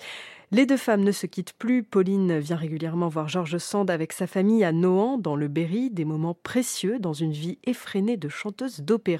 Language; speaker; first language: French; native; French